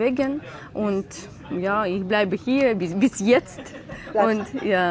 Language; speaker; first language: German; non-native, learner; Ukrainian